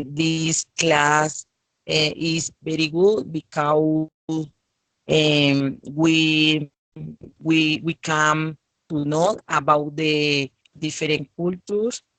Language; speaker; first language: English; non-native, learner; Spanish